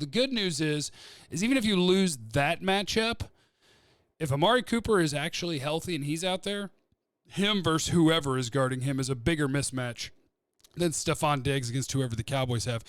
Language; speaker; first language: English; native; English